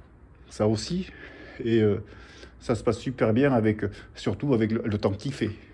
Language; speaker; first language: French; native; French